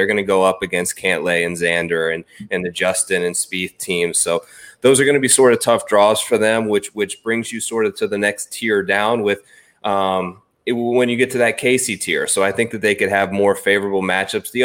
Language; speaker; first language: English; native; English